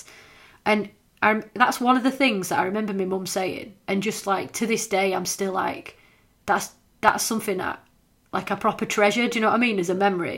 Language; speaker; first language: English; native; English